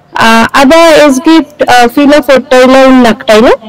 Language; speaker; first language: German; non-native, learner; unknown